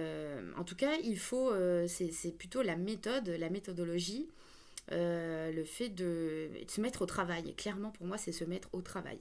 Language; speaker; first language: French; native; French